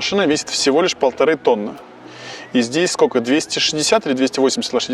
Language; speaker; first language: Russian; native; Russian